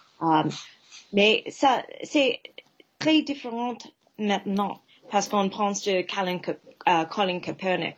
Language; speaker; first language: French; non-native, fluent; English